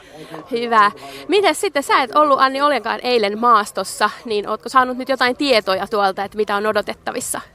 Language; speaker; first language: Finnish; native; Finnish